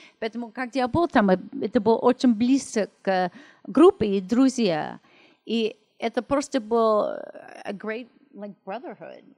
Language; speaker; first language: Russian; non-native, learner; English